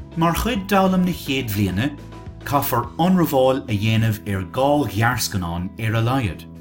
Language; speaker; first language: Irish; native; Irish